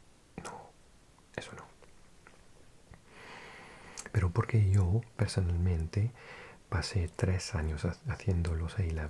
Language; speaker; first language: Spanish; non-native, fluent; English